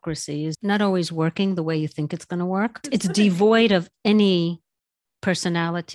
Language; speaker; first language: English; native; English